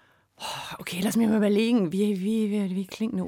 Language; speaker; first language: German; native; German